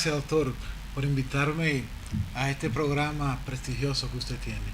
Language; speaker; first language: Spanish; native; Spanish